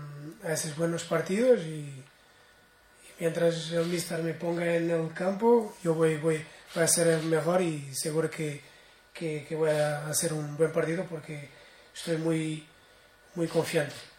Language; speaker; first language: Spanish; non-native, fluent; Portuguese